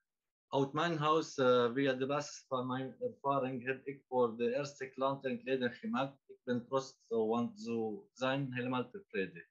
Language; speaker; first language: Dutch; non-native, learner; Arabic